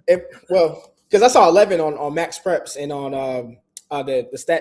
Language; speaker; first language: English; native; English